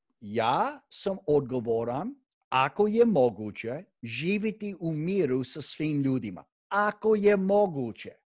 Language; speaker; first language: Croatian; early bilingual, heritage; Croatian